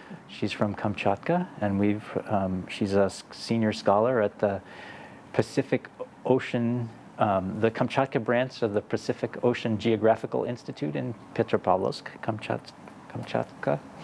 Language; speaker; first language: English; native; English